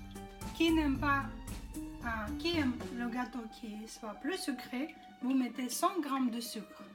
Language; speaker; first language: French; non-native, fluent; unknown